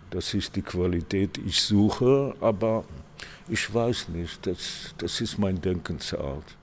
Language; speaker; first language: German; non-native, fluent; Hebrew